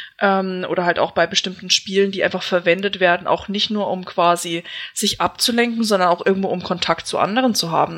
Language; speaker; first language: German; native; German